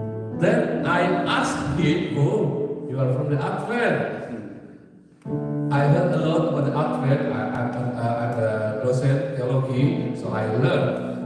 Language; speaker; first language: English; non-native, learner; Indonesian